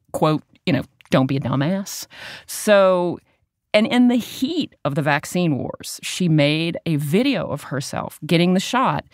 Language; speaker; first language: English; native; English